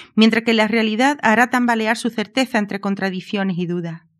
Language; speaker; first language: Spanish; native; Spanish